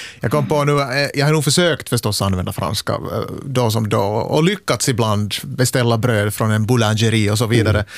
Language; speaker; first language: Swedish; native; Swedish